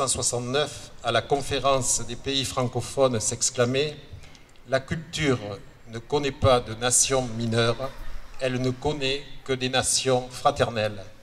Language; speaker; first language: French; native; French